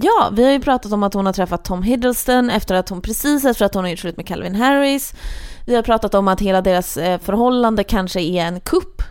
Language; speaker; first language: Swedish; native; Swedish